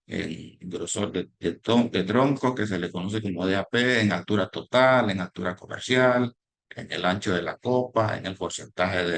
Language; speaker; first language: Spanish; native; Spanish